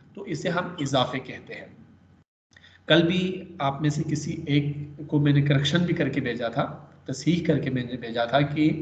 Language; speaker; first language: Urdu; native; Urdu